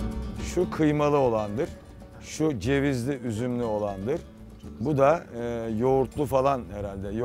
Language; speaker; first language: Turkish; native; Turkish